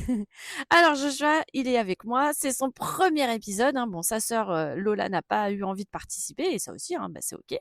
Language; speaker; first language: French; native; French